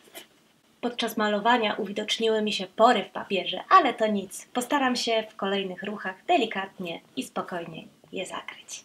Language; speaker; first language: Polish; native; Polish